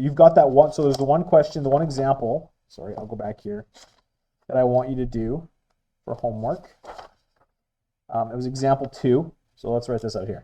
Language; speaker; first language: English; native; English